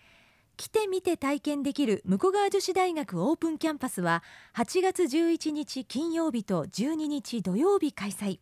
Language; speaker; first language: Japanese; native; Japanese